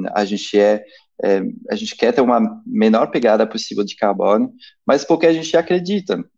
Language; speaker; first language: Portuguese; non-native, fluent; French